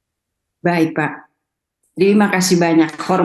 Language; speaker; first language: Indonesian; native; Indonesian